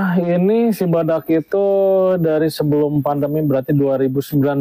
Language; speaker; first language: Indonesian; native; Indonesian